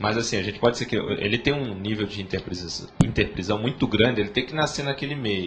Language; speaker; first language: Portuguese; native; Portuguese